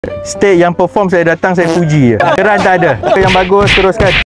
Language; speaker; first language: Malay; native; Malay